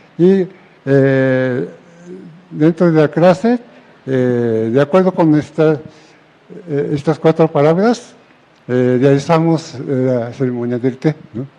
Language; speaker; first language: Spanish; non-native, fluent; Japanese